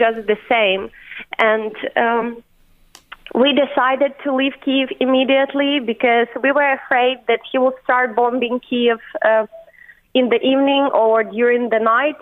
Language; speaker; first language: English; non-native, fluent; Ukrainian